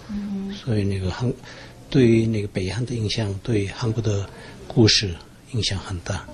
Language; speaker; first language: Chinese; non-native, fluent; Korean